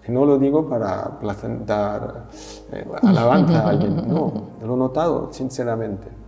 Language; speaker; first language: Spanish; non-native, fluent; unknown